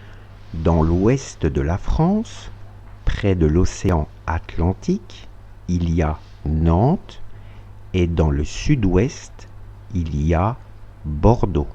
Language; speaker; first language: French; non-native, fluent; Russian